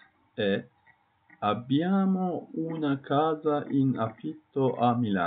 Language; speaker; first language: Italian; non-native, fluent; Turkish